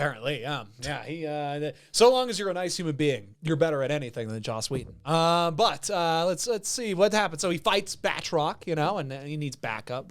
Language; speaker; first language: English; native; English